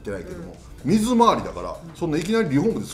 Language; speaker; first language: Japanese; native; Japanese